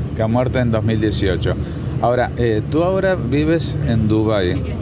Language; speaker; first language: Spanish; native; Spanish